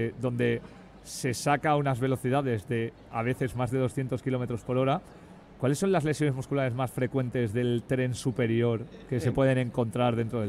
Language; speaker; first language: Spanish; native; Spanish